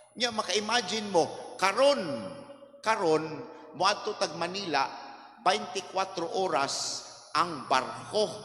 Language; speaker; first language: Cebuano; native; Cebuano